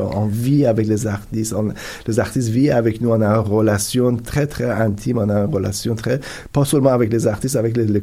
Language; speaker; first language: French; non-native, fluent; Persian